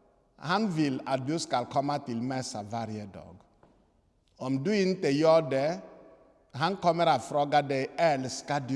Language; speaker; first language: Swedish; non-native, fluent; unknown